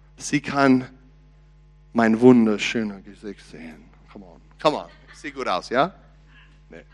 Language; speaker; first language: German; non-native, learner; English